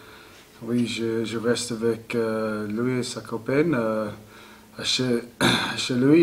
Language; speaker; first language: French; non-native, learner; English